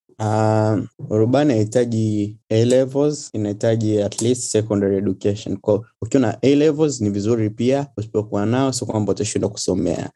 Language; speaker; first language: Swahili; native; Swahili